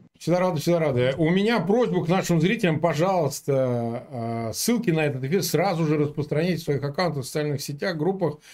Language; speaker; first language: Russian; native; Russian